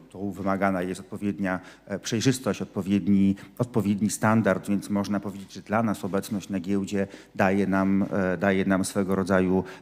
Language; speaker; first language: Polish; native; Polish